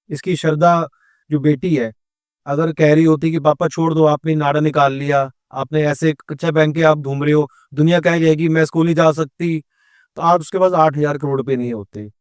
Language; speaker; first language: Hindi; non-native, local second language; Punjabi